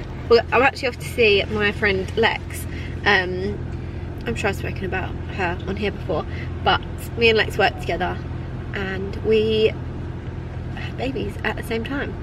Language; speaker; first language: English; native; English